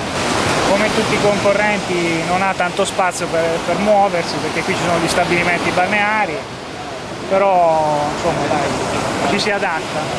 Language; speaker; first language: Italian; native; Italian